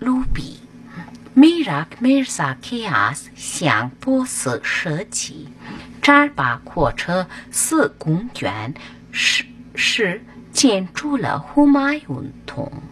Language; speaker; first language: Chinese; non-native, fluent; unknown